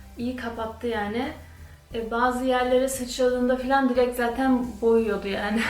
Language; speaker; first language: Turkish; early bilingual, other home language; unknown